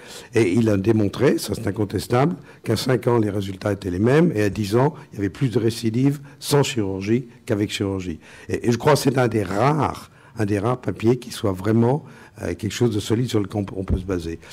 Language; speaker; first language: French; native; French